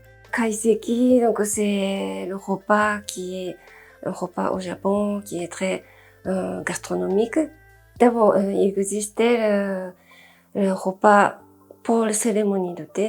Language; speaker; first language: French; non-native, fluent; Japanese